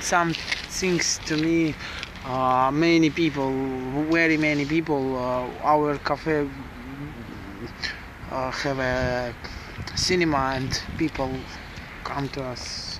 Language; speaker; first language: English; non-native, learner; Russian